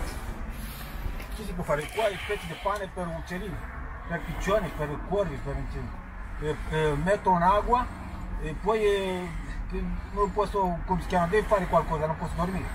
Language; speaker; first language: Italian; non-native, learner; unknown